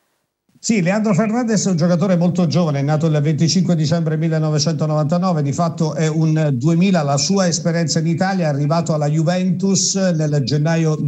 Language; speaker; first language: Italian; native; Italian